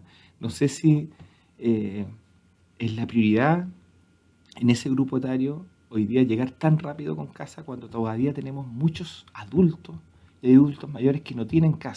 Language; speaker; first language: Spanish; native; Spanish